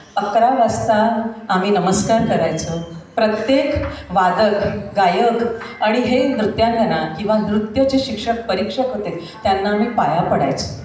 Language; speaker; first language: Marathi; non-native, local second language; Gujarati